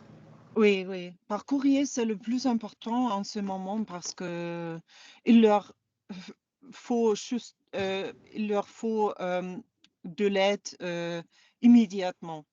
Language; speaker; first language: French; non-native, fluent; German